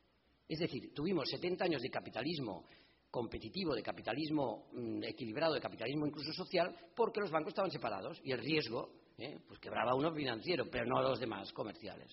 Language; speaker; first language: Spanish; native; Spanish